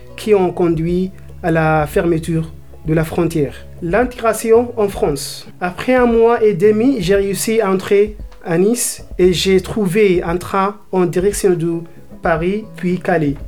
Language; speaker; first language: French; non-native, learner; Arabic